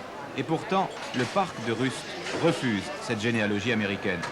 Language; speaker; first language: French; native; French